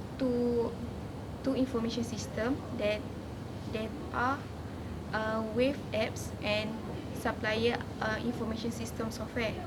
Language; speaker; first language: English; non-native, learner; Malay